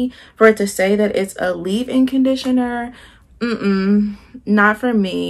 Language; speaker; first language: English; native; English